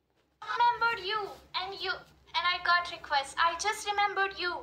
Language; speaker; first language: English; non-native, learner; Hindi